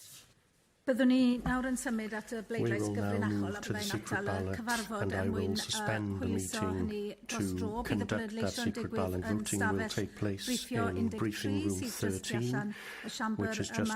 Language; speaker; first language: Welsh; native; Welsh